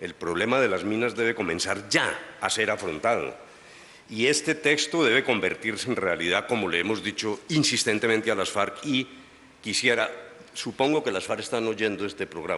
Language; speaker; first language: Spanish; native; Spanish